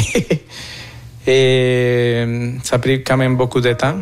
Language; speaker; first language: French; non-native, fluent; Spanish